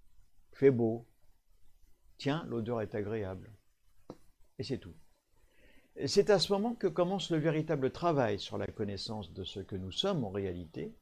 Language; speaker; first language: French; native; French